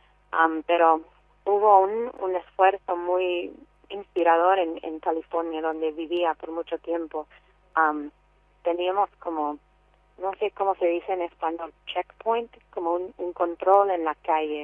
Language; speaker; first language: Spanish; non-native, fluent; English